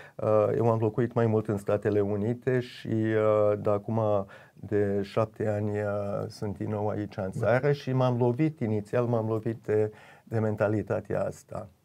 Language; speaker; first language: Romanian; early bilingual, heritage; Romanian